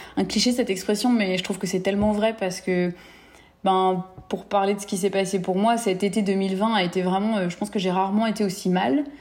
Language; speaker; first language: French; native; French